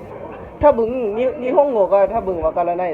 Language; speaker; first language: Japanese; non-native, learner; Lao